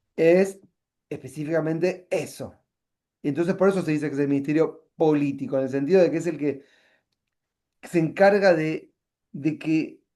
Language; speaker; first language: Spanish; native; Spanish